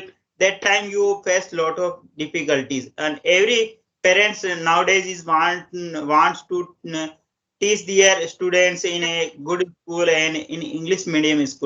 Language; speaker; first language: English; non-native, local second language; Hindi